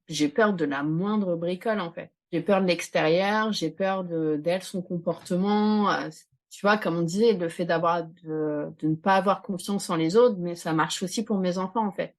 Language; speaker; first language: French; native; French